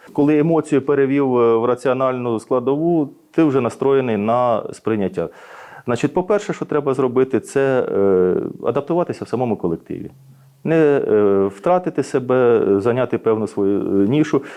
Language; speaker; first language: Ukrainian; native; Ukrainian